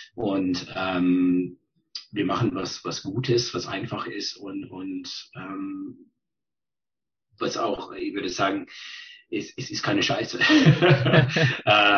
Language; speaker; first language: German; non-native, fluent; English